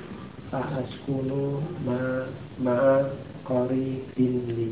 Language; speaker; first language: Arabic; non-native, learner; Indonesian